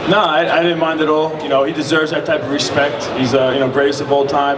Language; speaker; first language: English; native; English